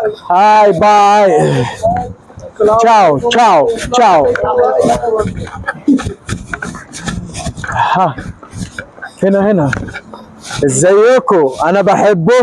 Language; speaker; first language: Arabic; non-native, learner; Bangla